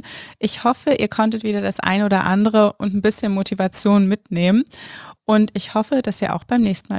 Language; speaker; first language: German; native; German